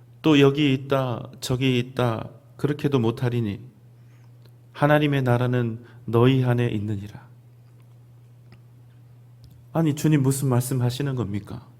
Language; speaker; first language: Korean; native; Korean